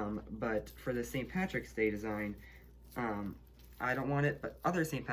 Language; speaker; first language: English; native; English